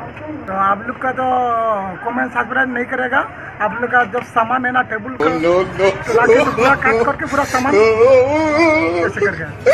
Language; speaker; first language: Hindi; non-native, local second language; Bangla